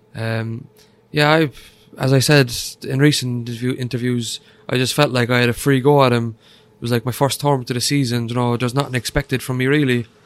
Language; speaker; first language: English; native; English